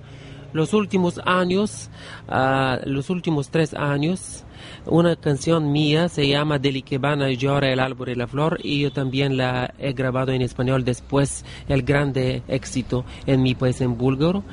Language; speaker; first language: Spanish; non-native, learner; Bulgarian